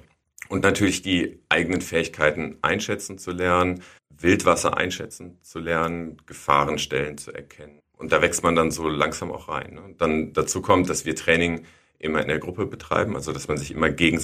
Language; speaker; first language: German; native; German